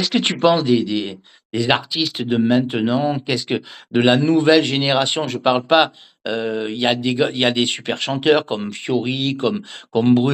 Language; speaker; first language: French; native; French